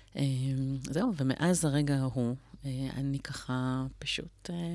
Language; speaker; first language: Hebrew; native; Hebrew